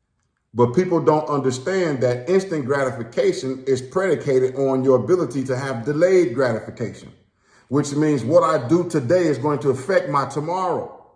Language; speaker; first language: English; native; English